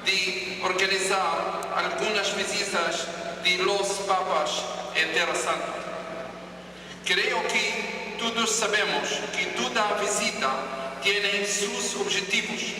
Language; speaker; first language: Spanish; non-native, fluent; Hebrew